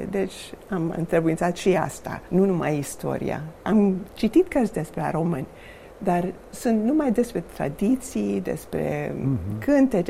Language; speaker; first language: Romanian; non-native, fluent; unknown